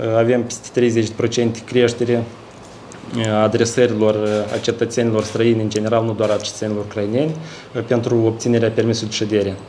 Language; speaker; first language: Romanian; native; Romanian